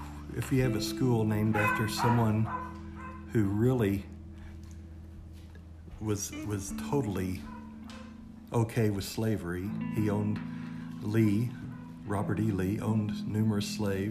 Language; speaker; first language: English; native; English